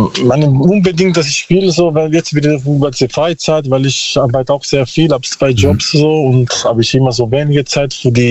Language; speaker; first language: German; non-native, learner; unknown